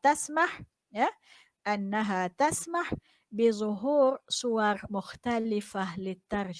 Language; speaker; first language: Arabic; non-native, fluent; Malay